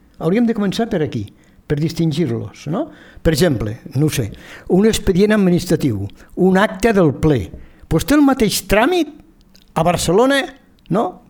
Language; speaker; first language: Catalan; native; Catalan